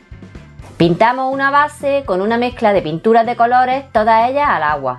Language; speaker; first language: Spanish; native; Spanish